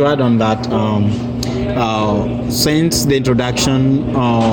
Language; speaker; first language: English; non-native, local second language; Luo (Kenya and Tanzania)